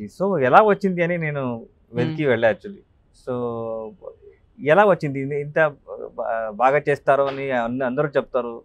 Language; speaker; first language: Telugu; non-native, local second language; Kannada